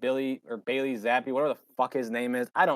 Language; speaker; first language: English; native; English